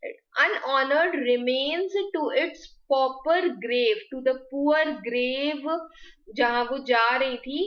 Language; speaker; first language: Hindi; native; Hindi